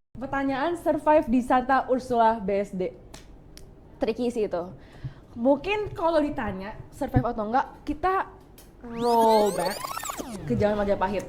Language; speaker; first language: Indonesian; non-native, local second language; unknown